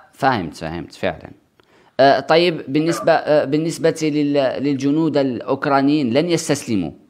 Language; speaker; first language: Arabic; native; Arabic